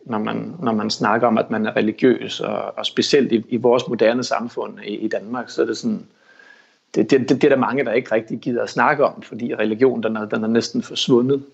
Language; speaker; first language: Danish; early bilingual, heritage; Danish